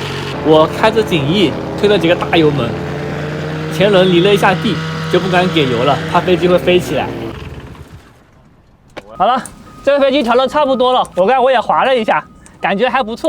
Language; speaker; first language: Chinese; native; Chinese